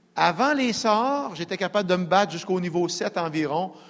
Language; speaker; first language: French; native; French